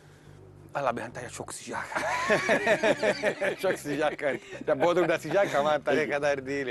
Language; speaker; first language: Turkish; non-native, learner; Italian